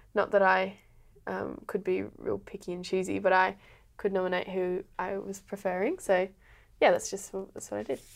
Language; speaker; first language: English; native; English